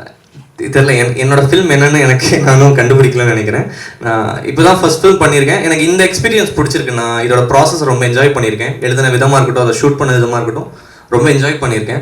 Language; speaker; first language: Tamil; native; Tamil